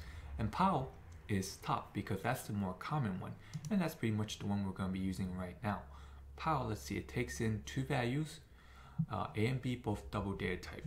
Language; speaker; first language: English; native; English